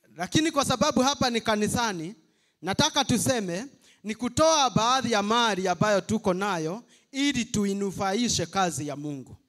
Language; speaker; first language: Swahili; non-native, local second language; Kikuyu